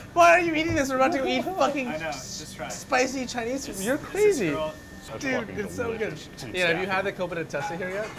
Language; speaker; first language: English; native; English